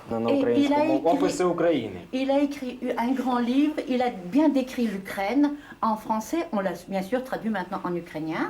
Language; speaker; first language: French; non-native, fluent; Ukrainian